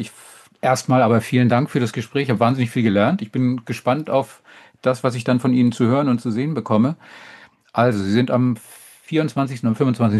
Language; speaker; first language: German; native; German